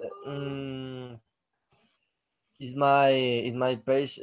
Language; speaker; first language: English; non-native, learner; Spanish